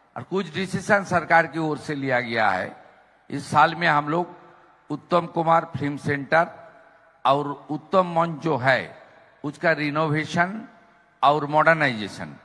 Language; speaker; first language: Hindi; non-native, local second language; Bangla